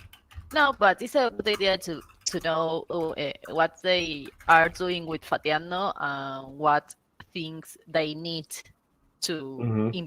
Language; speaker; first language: English; non-native, learner; Spanish